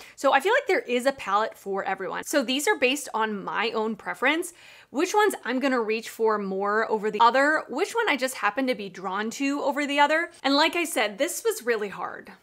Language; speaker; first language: English; native; English